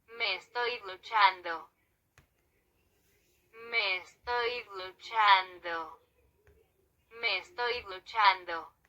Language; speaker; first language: Spanish; non-native, learner; Haitian Creole